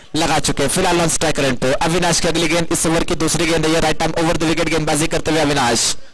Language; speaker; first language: Hindi; non-native, local second language; Marathi